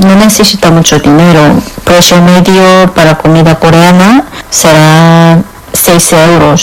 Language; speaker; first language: Spanish; non-native, learner; Korean